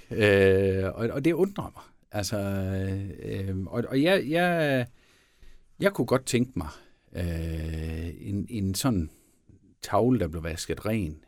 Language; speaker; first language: Danish; native; Danish